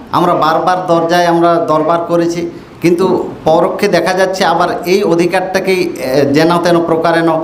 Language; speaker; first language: Bangla; non-native, local second language; Santali